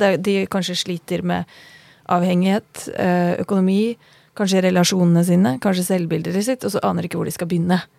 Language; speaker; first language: Norwegian; native; Norwegian